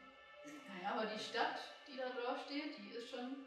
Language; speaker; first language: German; native; German